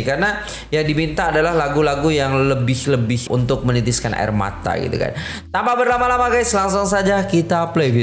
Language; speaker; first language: Indonesian; native; Indonesian